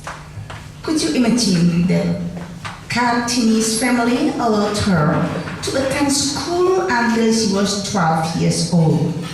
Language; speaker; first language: English; non-native, learner; Indonesian